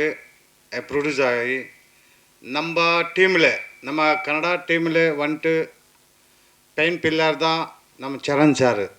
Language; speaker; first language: Tamil; non-native, learner; Kannada